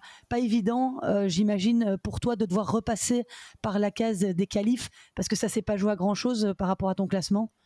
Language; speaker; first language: French; native; French